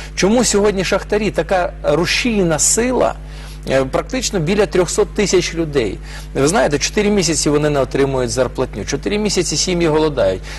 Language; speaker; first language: Ukrainian; non-native, local second language; Russian